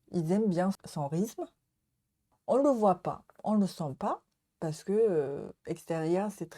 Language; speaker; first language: French; non-native, learner; Japanese